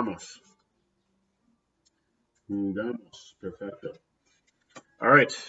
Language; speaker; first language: Spanish; non-native, fluent; English